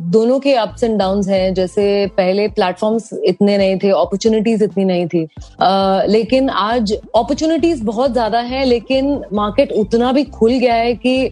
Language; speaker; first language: Hindi; non-native, local second language; Tamil